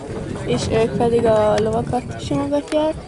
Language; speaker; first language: Hungarian; early bilingual, heritage; Hungarian